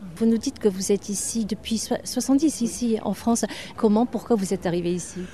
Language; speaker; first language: French; native; French